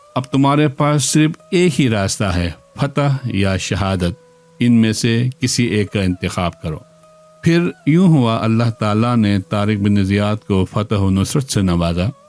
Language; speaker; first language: Urdu; non-native, local second language; Brahui